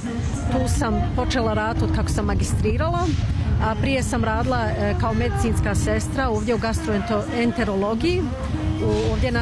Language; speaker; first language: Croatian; early bilingual, other home language; Bosnian